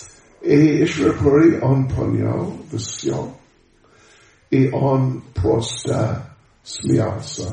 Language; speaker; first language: Russian; non-native, learner; English